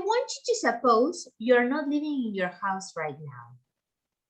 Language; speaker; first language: English; non-native, fluent; Spanish